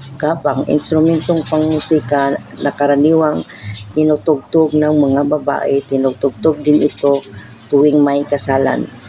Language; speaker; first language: Filipino; non-native, local second language; Cebuano